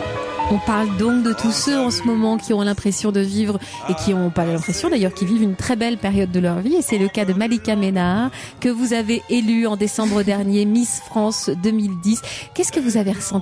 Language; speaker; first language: French; native; French